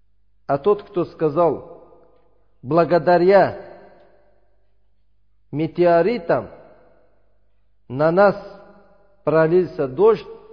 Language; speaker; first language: Russian; non-native, learner; Uzbek